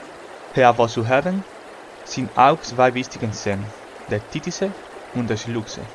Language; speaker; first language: German; non-native, learner; Spanish